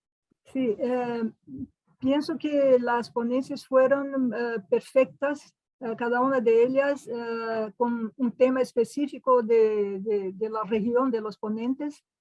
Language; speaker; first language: Spanish; non-native, fluent; Portuguese